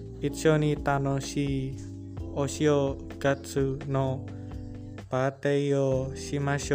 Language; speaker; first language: Japanese; non-native, learner; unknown